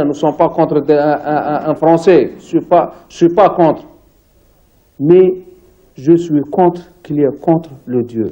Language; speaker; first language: French; non-native, learner; Arabic